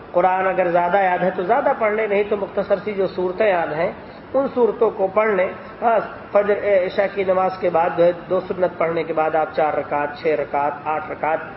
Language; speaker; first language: Urdu; native; Urdu